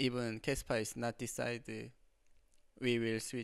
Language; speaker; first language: English; non-native, learner; Korean